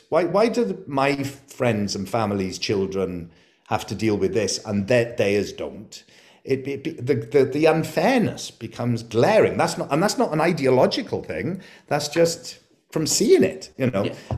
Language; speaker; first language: English; native; English